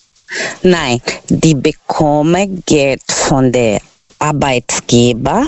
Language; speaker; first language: German; non-native, learner; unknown